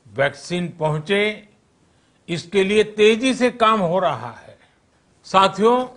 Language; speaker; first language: Hindi; non-native, local second language; Gujarati